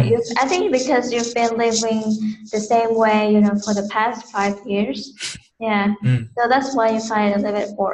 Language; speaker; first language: English; non-native, fluent; Vietnamese